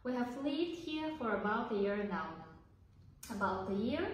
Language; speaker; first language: English; non-native, fluent; Bulgarian